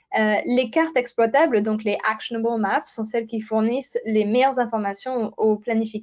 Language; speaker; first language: French; native; French